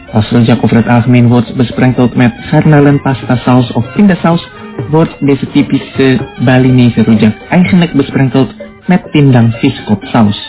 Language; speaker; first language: Dutch; non-native, fluent; Indonesian